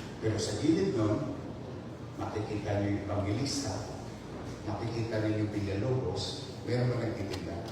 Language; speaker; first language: Filipino; native; Filipino